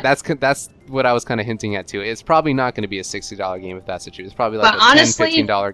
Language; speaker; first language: English; native; English